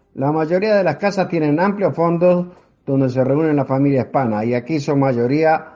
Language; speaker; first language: Spanish; native; Spanish